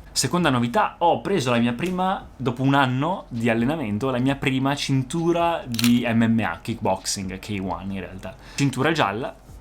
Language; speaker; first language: Italian; native; Italian